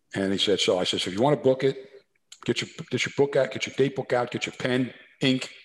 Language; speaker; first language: English; native; English